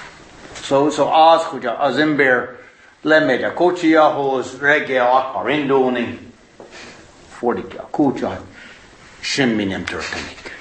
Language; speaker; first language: Hungarian; non-native, fluent; English